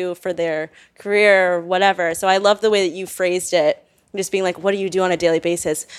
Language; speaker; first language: English; native; English